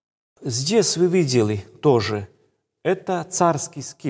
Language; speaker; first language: Russian; non-native, fluent; Serbian